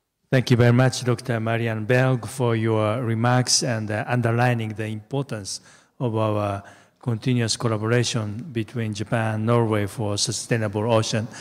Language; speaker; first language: English; non-native, fluent; Japanese